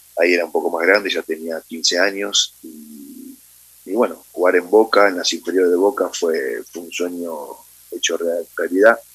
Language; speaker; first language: Spanish; native; Spanish